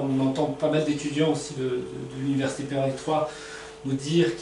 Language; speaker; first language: French; native; French